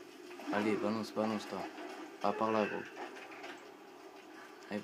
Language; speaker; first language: French; native; French